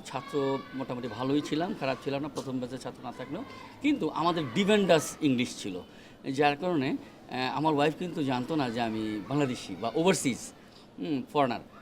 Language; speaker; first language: Bangla; native; Bangla